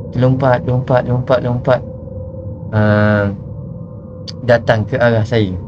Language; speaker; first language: Malay; native; Malay